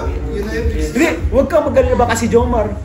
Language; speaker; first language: Filipino; native; Filipino